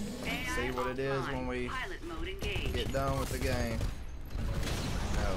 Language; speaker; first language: English; native; English